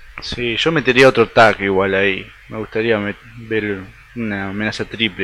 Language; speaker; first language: Spanish; native; Spanish